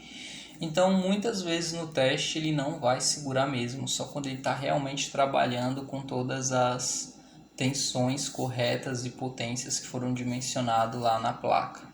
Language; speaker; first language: Portuguese; native; Portuguese